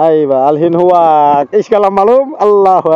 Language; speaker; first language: Arabic; non-native, learner; Bangla